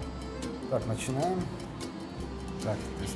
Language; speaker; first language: Polish; non-native, learner; Georgian